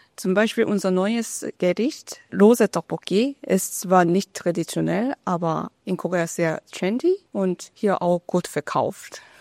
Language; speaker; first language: German; non-native, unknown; Korean